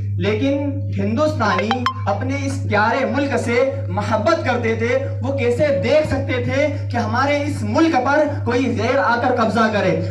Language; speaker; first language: Urdu; native; Urdu